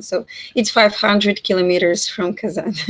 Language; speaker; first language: English; non-native, fluent; Russian